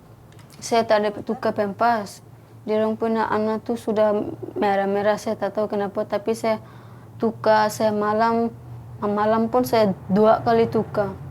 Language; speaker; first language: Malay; non-native, learner; Bangla